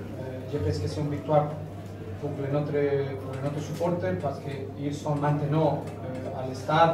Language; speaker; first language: French; non-native, learner; Spanish